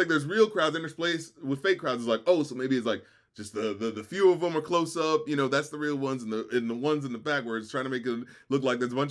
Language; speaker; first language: English; native; English